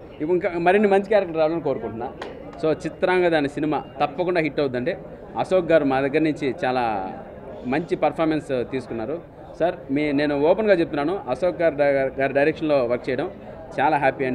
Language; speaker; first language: Telugu; native; Telugu